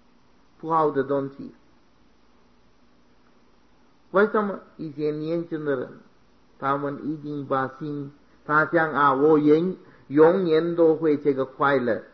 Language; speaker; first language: Chinese; non-native, fluent; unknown